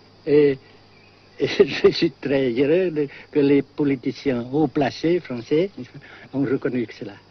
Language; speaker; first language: French; non-native, local second language; Vietnamese